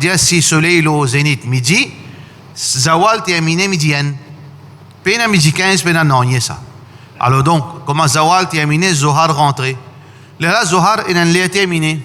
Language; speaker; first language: French; non-native, learner; Morisyen